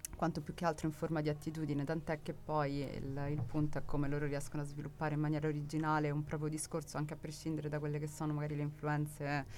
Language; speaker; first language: Italian; native; Italian